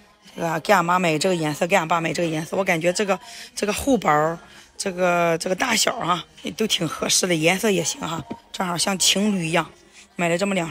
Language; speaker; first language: Chinese; native; Chinese